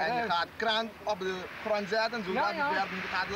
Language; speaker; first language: Dutch; non-native, local second language; Papiamento